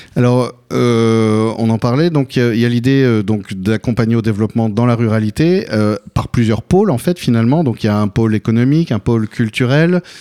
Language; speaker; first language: French; native; French